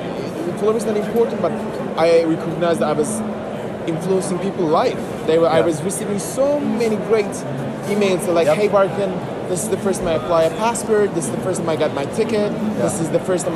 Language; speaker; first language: English; non-native, fluent; Turkish